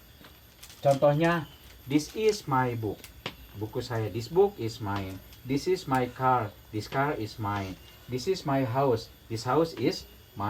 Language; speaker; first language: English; non-native, learner; Sundanese